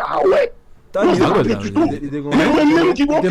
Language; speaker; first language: French; non-native, local second language; Haitian Creole